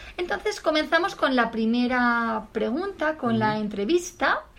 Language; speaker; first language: Spanish; native; Spanish